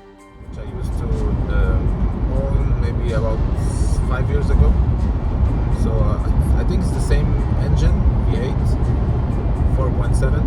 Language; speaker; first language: English; non-native, fluent; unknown